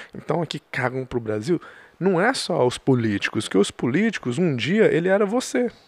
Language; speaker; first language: Portuguese; early bilingual, other home language; English